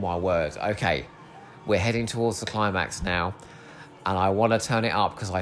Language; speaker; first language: English; native; English